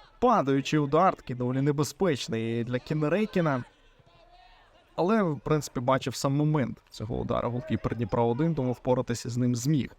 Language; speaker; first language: Ukrainian; native; Ukrainian